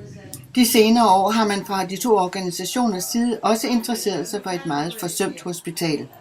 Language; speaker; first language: Danish; native; Danish